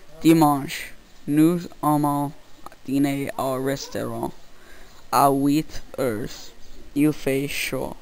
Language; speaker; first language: French; non-native, learner; English